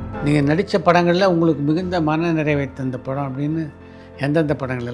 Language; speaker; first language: Tamil; native; Tamil